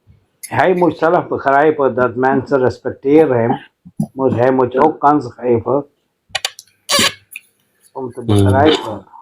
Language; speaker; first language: Dutch; non-native, fluent; Urdu